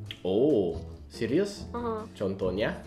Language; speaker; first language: Indonesian; non-native, fluent; English